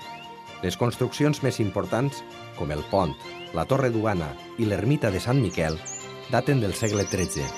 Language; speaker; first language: Catalan; native; Catalan